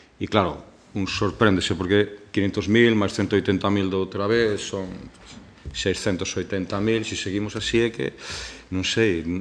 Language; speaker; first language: Galician; native; Galician